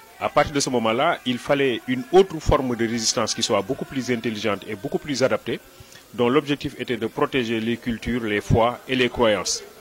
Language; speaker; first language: French; non-native, local second language; Wolof